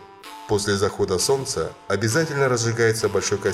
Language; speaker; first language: Russian; non-native, local second language; Kyrgyz